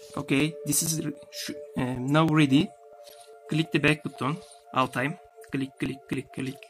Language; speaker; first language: English; non-native, learner; Turkish